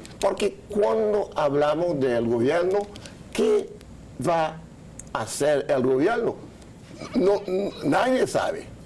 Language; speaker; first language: Spanish; non-native, learner; Haitian Creole